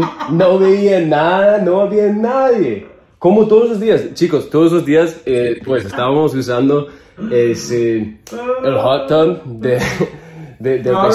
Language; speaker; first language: Spanish; non-native, fluent; English